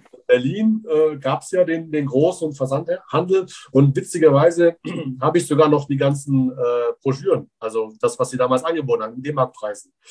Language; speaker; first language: German; early bilingual, other home language; Persian